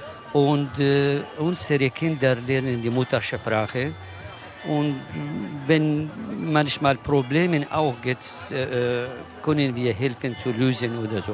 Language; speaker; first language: German; non-native, learner; Kurdish